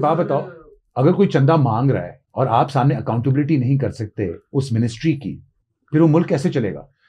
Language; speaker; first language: Urdu; non-native, local second language; Sindhi